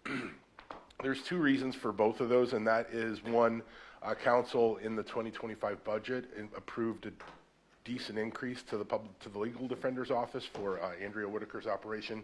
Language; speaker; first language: English; native; English